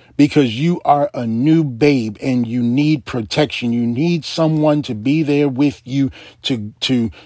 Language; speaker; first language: English; native; English